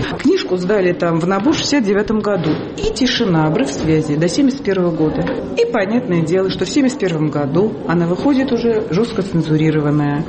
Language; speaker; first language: Russian; native; Russian